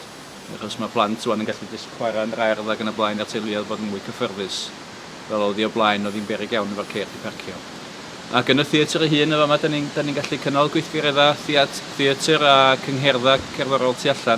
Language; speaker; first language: Welsh; native; Welsh